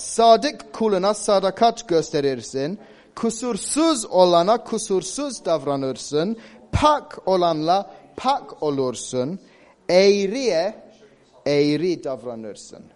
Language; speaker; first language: Turkish; non-native, fluent; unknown